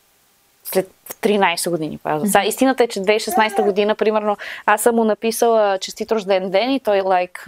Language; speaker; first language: Bulgarian; native; Bulgarian